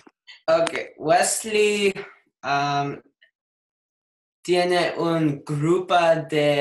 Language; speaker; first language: Spanish; non-native, learner; English